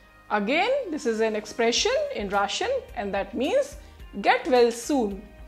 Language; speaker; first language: English; non-native, local second language; Hindi